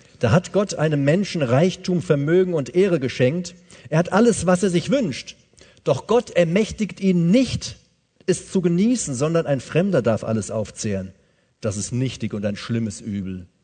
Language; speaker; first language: German; native; German